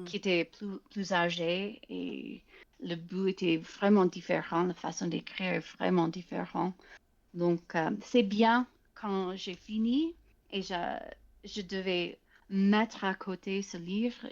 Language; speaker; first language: French; non-native, fluent; English